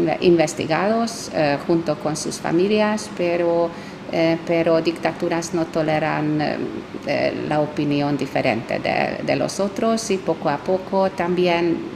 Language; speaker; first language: Spanish; non-native, fluent; Hungarian